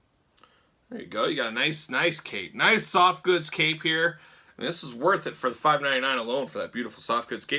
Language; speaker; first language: English; native; English